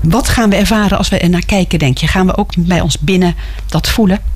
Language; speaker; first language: Dutch; native; Dutch